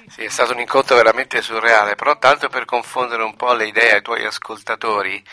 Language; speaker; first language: Italian; native; Italian